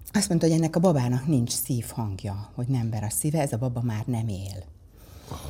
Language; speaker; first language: Hungarian; native; Hungarian